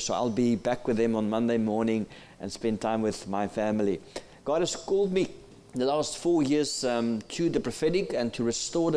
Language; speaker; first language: English; non-native, local second language; Afrikaans